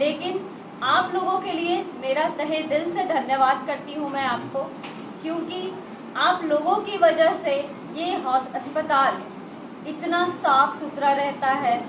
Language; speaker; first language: Hindi; native; Hindi